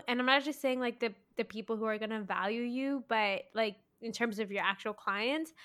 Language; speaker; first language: English; native; English